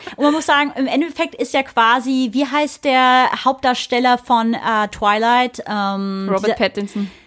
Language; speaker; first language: German; early bilingual, other home language; English